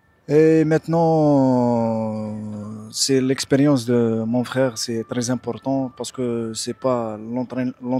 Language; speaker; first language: French; non-native, local second language; Arabic